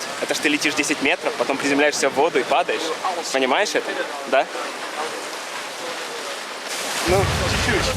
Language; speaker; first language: Russian; native; Russian